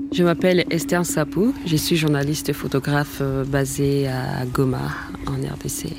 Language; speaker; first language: French; non-native, local second language; Swahili